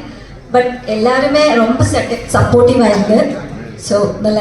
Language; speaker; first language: Tamil; non-native, learner; Malayalam